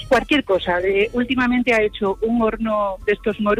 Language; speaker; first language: Spanish; native; Spanish